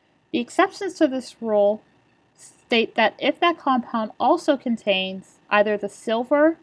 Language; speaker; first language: English; native; English